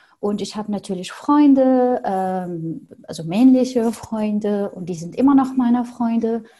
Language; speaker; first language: German; non-native, fluent; Arabic